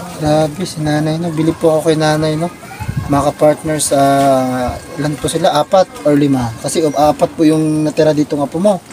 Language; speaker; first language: Filipino; non-native, local second language; Cebuano